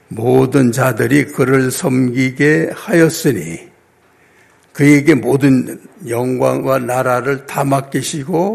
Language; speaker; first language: Korean; native; Korean